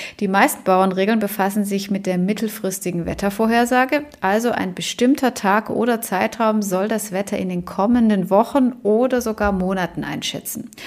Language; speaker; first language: German; native; German